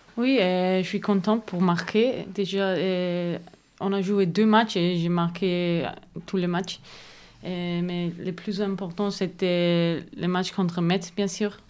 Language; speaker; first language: French; non-native, learner; German